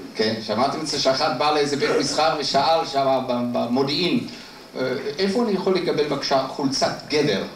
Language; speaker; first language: Hebrew; non-native, fluent; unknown